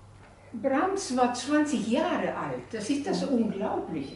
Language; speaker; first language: German; non-native, fluent; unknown